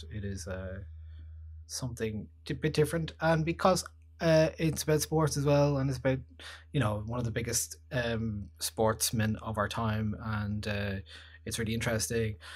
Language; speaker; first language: English; native; English